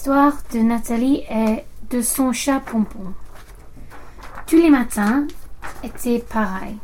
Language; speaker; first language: French; non-native, learner; English